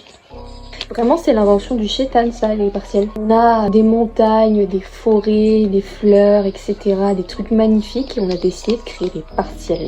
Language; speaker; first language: French; native; French